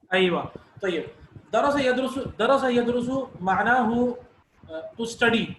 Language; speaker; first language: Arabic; non-native, fluent; Urdu